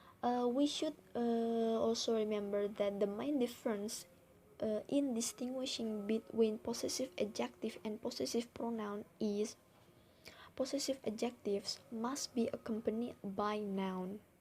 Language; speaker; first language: English; non-native, fluent; Indonesian